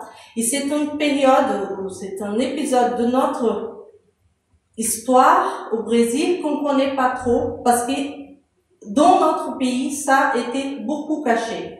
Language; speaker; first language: French; non-native, fluent; Portuguese